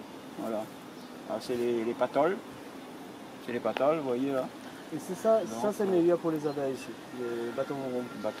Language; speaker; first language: French; non-native, local second language; Réunion Creole French